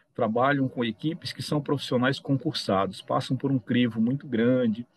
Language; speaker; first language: Portuguese; native; Portuguese